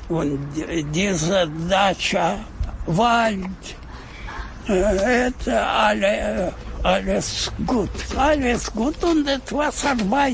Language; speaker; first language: German; non-native, learner; Russian